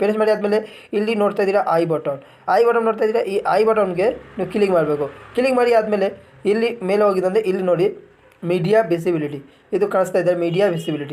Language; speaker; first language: Kannada; non-native, local second language; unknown